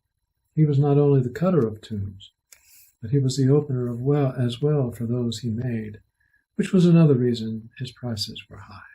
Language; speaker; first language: English; native; English